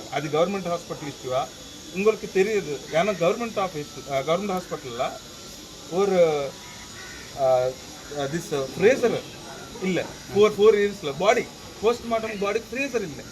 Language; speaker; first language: Tamil; non-native, local second language; Telugu